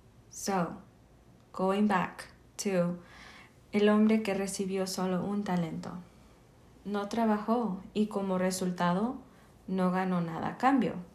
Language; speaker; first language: Spanish; early bilingual, heritage; Spanish